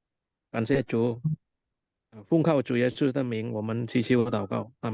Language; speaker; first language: Chinese; non-native, learner; Indonesian